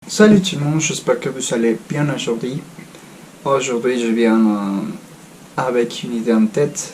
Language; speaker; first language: French; non-native, fluent; Spanish